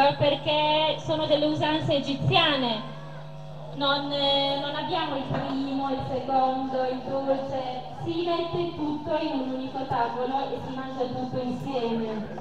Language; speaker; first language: Italian; early bilingual, other home language; Arabic